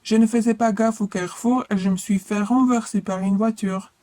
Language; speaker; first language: French; non-native, fluent; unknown